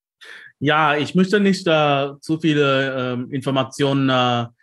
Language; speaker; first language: German; non-native, fluent; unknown